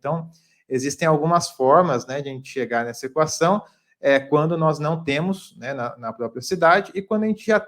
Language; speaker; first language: Portuguese; native; Portuguese